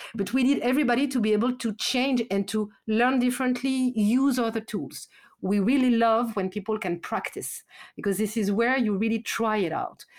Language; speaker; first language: English; non-native, fluent; French